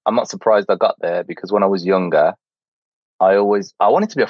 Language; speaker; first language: English; native; English